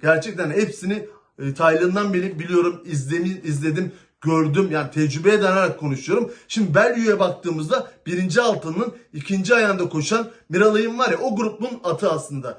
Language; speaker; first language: Turkish; native; Turkish